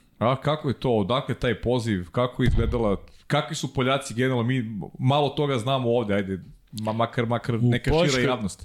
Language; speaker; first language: Serbian; native; Serbian